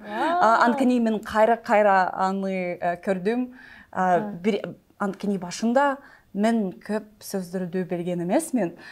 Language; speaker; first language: Kyrgyz; non-native, learner; English